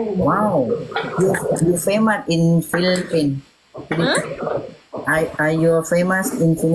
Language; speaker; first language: English; non-native, learner; Thai